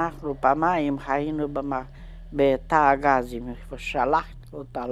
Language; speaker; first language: Hebrew; non-native, fluent; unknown